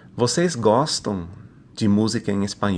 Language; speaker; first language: Portuguese; non-native, fluent; English